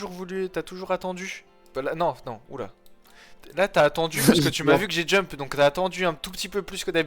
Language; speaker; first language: French; native; French